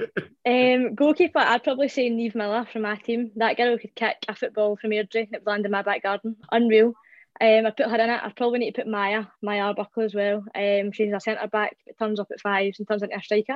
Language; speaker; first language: English; native; English